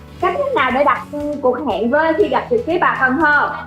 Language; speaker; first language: Vietnamese; native; Vietnamese